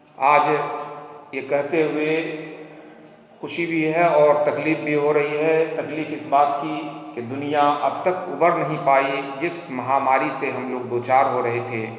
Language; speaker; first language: Urdu; native; Urdu